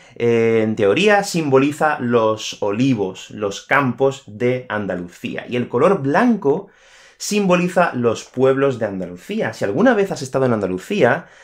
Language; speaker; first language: Spanish; native; Spanish